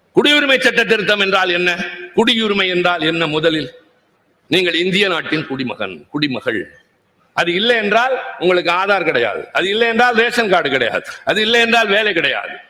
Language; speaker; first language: Tamil; native; Tamil